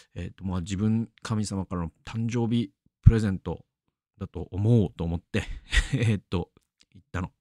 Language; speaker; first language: Japanese; native; Japanese